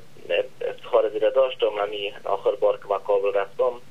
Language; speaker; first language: Persian; native; Persian